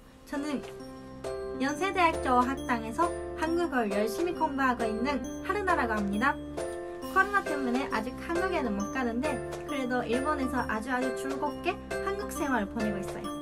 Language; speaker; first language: Korean; non-native, learner; Japanese